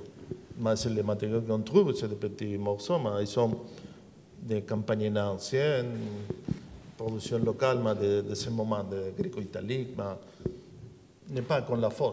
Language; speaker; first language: French; non-native, learner; Spanish